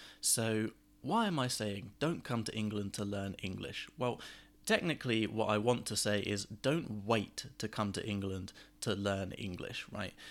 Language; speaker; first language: English; native; English